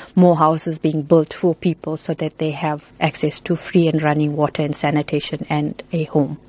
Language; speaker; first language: English; native; English